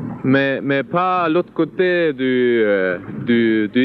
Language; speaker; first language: French; non-native, learner; Danish